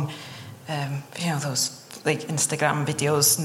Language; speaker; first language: English; non-native, local second language; Welsh